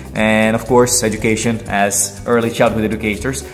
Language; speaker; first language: English; non-native, fluent; Portuguese